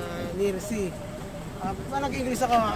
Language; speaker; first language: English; non-native, learner; Filipino